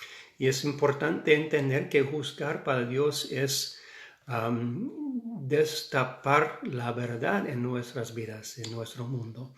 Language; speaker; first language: Spanish; non-native, fluent; English